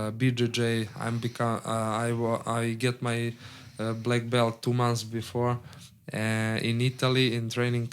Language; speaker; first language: English; non-native, learner; Serbian